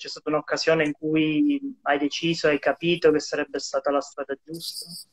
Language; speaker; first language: Italian; native; Italian